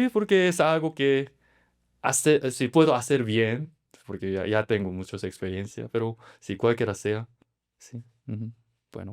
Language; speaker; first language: Spanish; non-native, learner; Korean